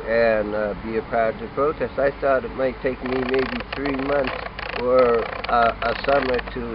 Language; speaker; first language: English; native; English